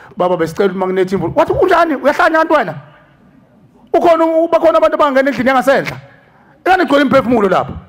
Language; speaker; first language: Zulu; native; Zulu